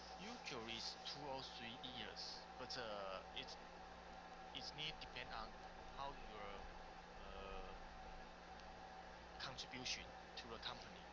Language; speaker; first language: English; non-native, learner; Chinese